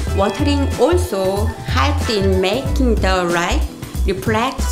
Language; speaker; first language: English; non-native, learner; Korean